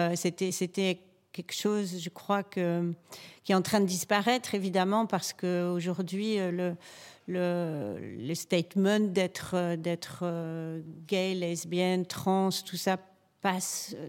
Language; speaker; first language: French; native; French